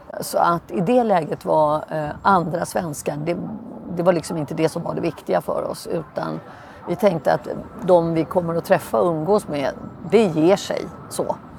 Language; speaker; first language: Swedish; native; Swedish